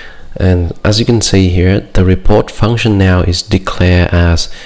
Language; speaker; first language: English; non-native, fluent; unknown